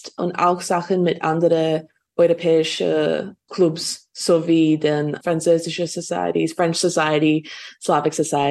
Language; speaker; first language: German; non-native, fluent; English